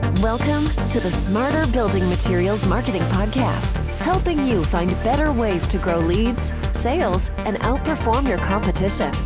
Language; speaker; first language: English; native; English